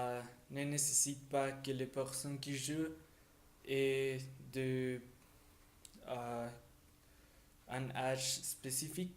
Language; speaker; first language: French; non-native, learner; Spanish